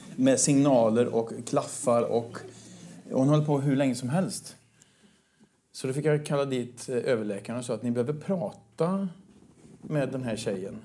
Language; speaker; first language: Swedish; native; Swedish